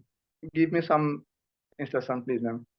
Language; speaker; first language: English; non-native, learner; Odia